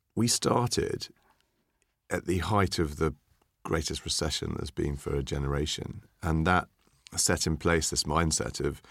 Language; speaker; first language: English; native; English